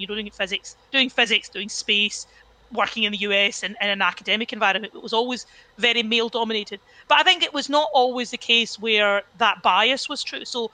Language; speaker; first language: English; native; English